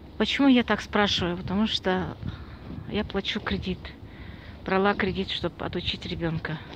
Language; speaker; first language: Russian; non-native, local second language; Kazakh